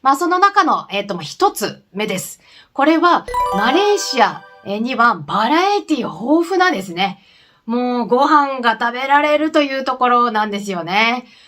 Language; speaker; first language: Japanese; native; Japanese